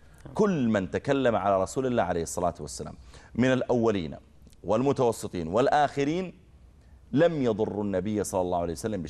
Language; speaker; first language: Arabic; native; Arabic